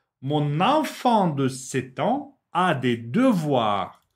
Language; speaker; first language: French; non-native, fluent; Turkish